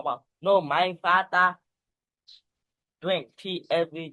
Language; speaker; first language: English; non-native, learner; Burmese